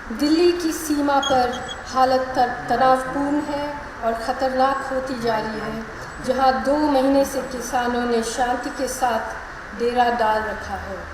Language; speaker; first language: Hindi; non-native, local second language; Malayalam